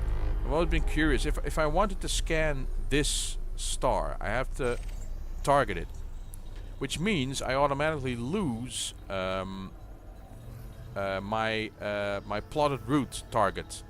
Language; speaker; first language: English; native; English